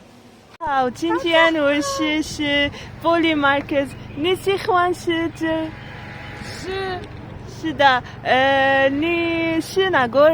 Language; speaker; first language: Chinese; non-native, learner; Arabic